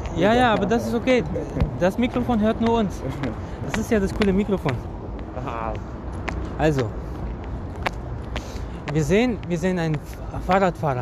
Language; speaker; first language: German; non-native, fluent; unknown